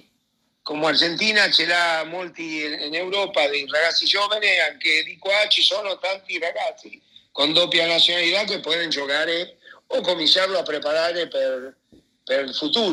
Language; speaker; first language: Italian; non-native, fluent; Spanish